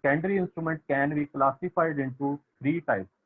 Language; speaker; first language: English; non-native, local second language; Punjabi